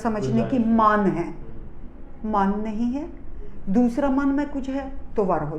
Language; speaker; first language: Hindi; non-native, fluent; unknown